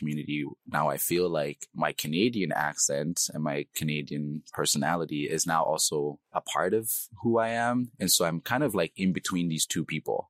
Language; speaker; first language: English; native; English